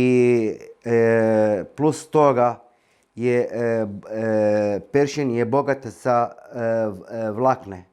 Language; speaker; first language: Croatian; non-native, fluent; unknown